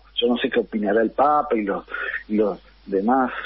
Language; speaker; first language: Spanish; native; Spanish